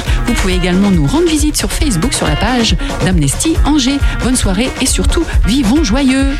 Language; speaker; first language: French; native; French